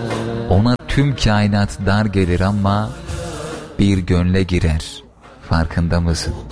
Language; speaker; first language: Turkish; native; Turkish